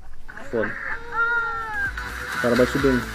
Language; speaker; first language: Portuguese; non-native, learner; Russian